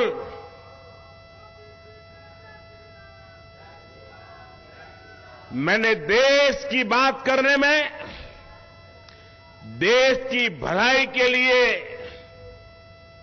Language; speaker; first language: Hindi; native; Hindi